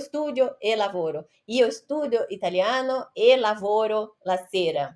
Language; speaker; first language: Italian; non-native, fluent; Portuguese